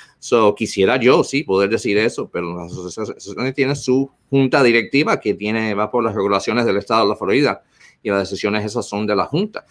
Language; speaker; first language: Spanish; early bilingual, heritage; Spanish